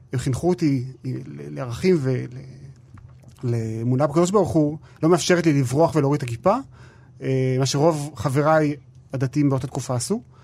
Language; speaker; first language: Hebrew; native; Hebrew